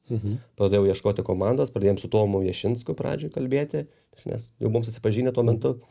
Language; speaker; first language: Lithuanian; native; Lithuanian